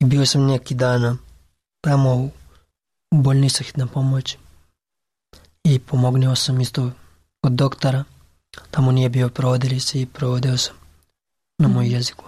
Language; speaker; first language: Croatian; non-native, learner; Pashto